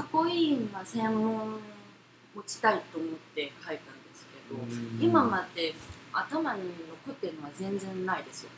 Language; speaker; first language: Japanese; non-native, fluent; Korean